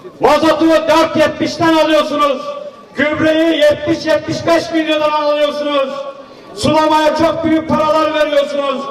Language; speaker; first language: Turkish; native; Turkish